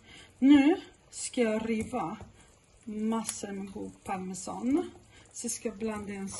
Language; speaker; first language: Swedish; non-native, fluent; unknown